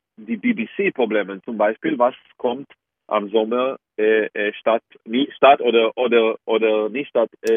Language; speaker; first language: German; non-native, fluent; Hebrew